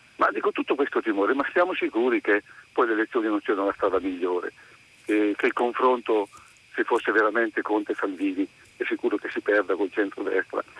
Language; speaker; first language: Italian; native; Italian